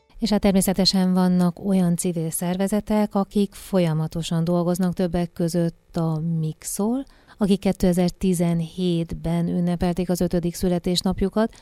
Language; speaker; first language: Hungarian; native; Hungarian